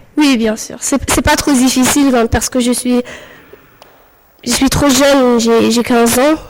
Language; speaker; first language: French; non-native, fluent; Arabic